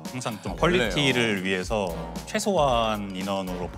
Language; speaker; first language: Korean; native; Korean